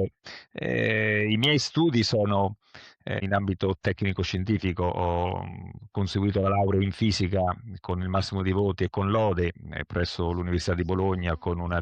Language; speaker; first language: Italian; native; Italian